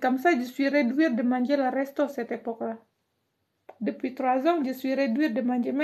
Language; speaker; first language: French; non-native, learner; Indonesian